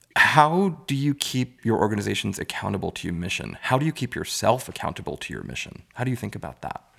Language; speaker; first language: English; native; English